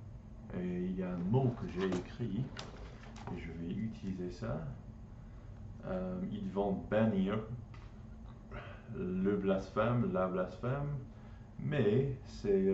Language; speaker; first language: French; non-native, learner; English